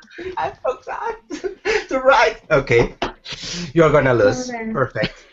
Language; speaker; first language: English; non-native, fluent; Spanish